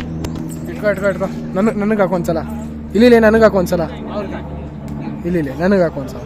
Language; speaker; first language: Kannada; native; Kannada